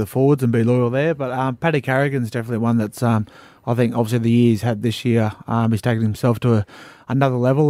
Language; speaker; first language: English; native; English